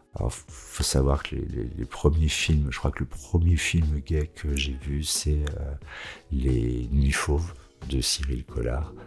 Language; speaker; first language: French; native; French